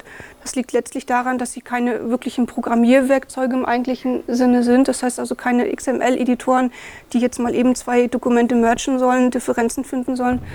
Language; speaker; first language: German; native; German